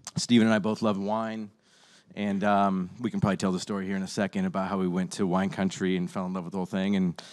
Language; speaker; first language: English; native; English